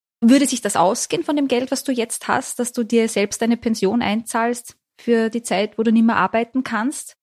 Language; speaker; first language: German; native; German